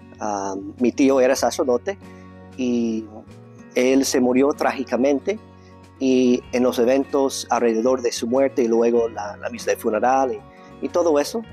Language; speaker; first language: Spanish; non-native, fluent; English